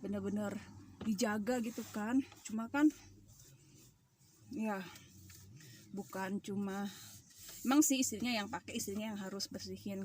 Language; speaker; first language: Indonesian; native; Indonesian